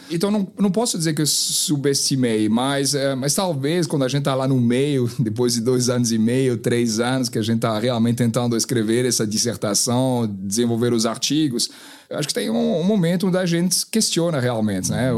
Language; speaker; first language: Portuguese; non-native, fluent; French